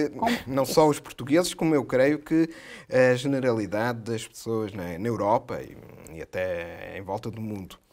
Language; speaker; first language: Portuguese; native; Portuguese